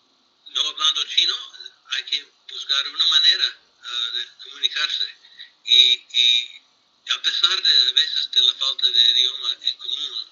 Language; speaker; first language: Spanish; non-native, fluent; English